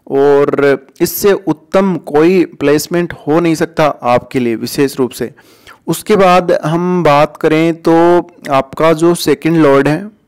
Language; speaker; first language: Hindi; native; Hindi